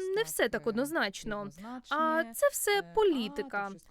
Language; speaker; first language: Ukrainian; native; Ukrainian